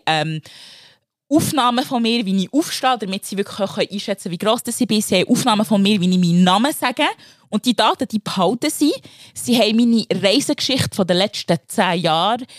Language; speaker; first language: German; early bilingual, other home language; Lingala